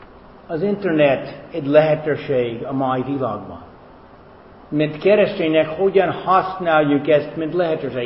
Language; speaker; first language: Hungarian; non-native, fluent; English